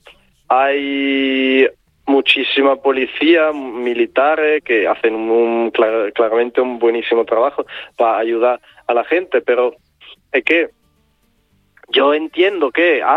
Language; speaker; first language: Spanish; non-native, fluent; Italian